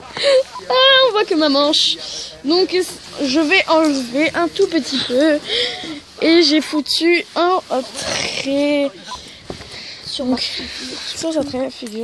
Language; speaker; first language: French; native; French